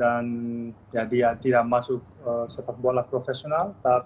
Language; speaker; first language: Indonesian; non-native, fluent; Dutch